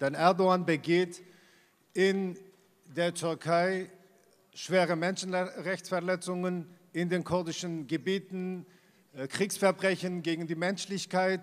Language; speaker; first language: German; early bilingual, other home language; Kurdish